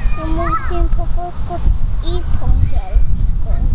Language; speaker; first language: Polish; early bilingual, heritage; Polish